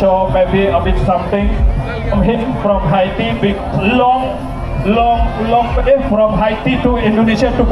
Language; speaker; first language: English; non-native, learner; Indonesian